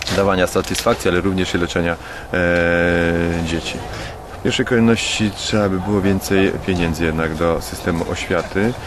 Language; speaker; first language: Polish; native; Polish